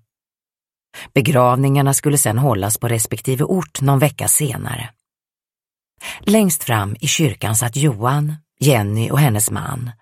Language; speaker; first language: Swedish; native; Swedish